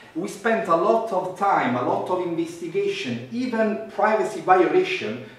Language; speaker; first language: English; non-native, fluent; Italian